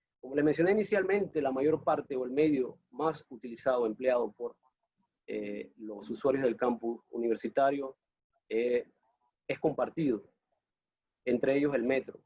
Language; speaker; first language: Spanish; native; Spanish